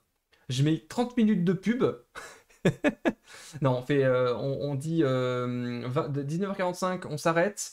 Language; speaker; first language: French; native; French